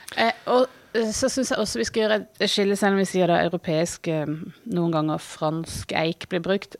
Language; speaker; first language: Norwegian; native; Norwegian